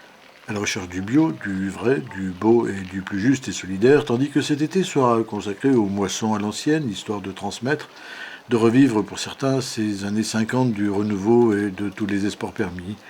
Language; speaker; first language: French; native; French